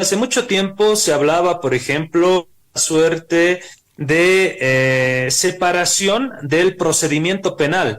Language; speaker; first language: Spanish; native; Spanish